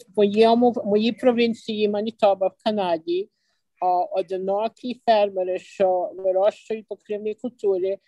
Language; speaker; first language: Ukrainian; early bilingual, other home language; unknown